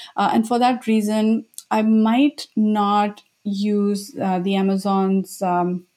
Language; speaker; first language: English; non-native, local second language; Hindi